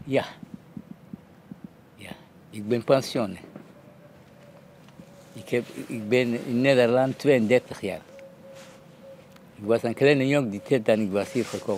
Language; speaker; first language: Dutch; non-native, learner; Somali